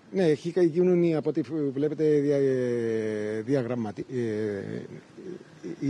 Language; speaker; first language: Greek; native; Greek